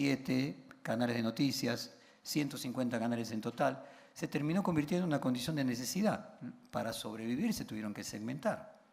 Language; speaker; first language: Spanish; native; Spanish